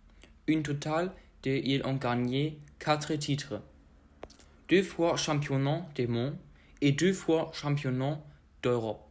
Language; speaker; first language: French; non-native, learner; German